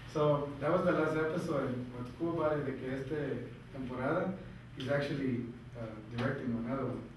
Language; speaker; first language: English; early bilingual, other home language; Spanish